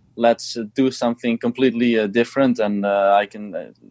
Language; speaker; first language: English; non-native, fluent; Dutch